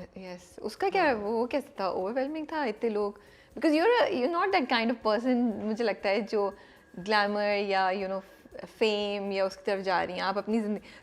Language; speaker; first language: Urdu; native; Urdu